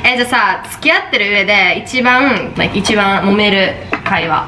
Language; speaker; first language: Japanese; early bilingual, heritage; Japanese